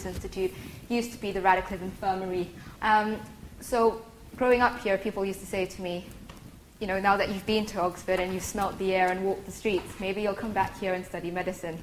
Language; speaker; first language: English; native; English